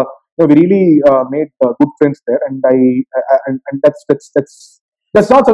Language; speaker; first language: English; non-native, local second language; Tamil